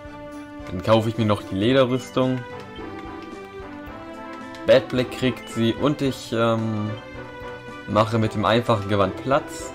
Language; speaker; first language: German; native; German